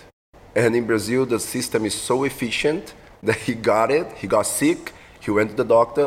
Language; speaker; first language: English; non-native, fluent; Portuguese